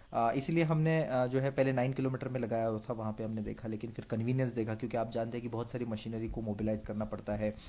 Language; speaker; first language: Hindi; non-native, local second language; Marathi